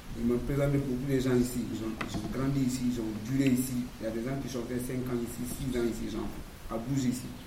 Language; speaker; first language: French; non-native, learner; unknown